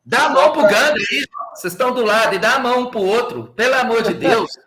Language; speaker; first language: Portuguese; native; Portuguese